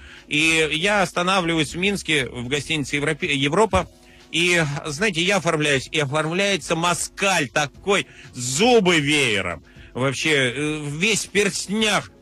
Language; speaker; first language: Russian; native; Russian